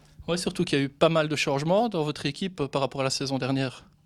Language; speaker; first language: French; native; French